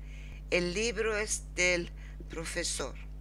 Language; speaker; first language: Spanish; non-native, learner; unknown